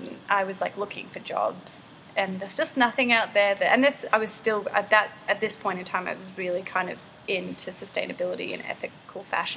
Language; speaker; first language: English; native; English